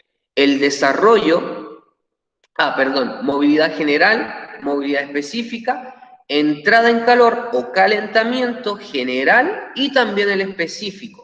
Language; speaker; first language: Spanish; native; Spanish